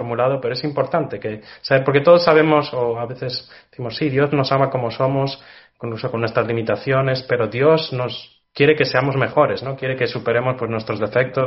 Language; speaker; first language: Spanish; native; Spanish